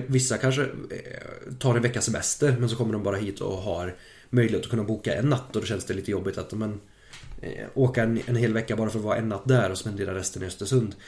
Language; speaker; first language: Swedish; early bilingual, other home language; German